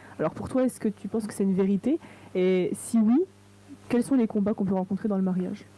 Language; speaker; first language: French; native; French